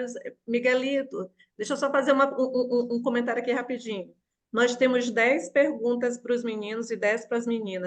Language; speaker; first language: Portuguese; native; Portuguese